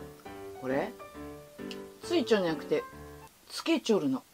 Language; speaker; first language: Japanese; native; Japanese